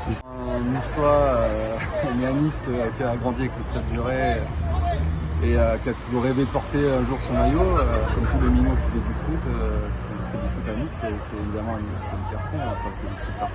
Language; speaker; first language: French; native; French